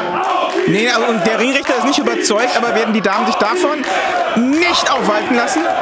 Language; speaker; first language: German; native; German